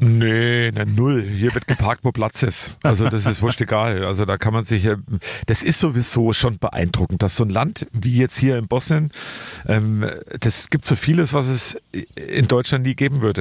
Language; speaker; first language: German; native; German